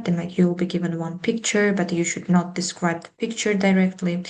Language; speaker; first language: English; non-native, fluent; Uzbek